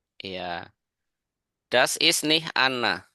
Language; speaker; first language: German; non-native, fluent; Indonesian